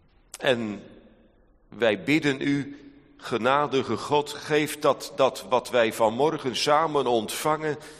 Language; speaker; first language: Dutch; native; Dutch